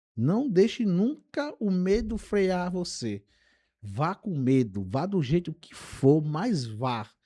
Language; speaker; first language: Portuguese; native; Portuguese